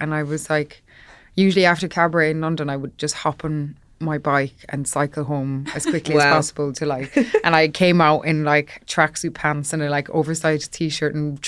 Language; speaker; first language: English; native; English